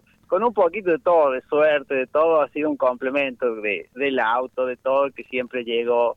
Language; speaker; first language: Spanish; native; Spanish